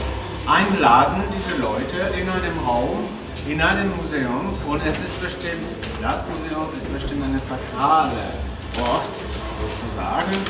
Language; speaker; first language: German; non-native, fluent; French